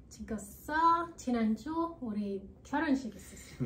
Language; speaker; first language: Korean; non-native, learner; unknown